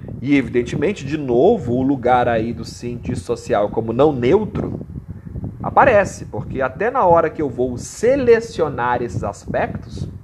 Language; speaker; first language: Portuguese; native; Portuguese